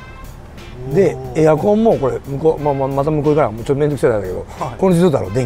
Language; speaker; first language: Japanese; native; Japanese